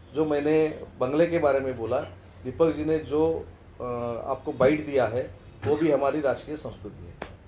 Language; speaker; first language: Hindi; non-native, local second language; Marathi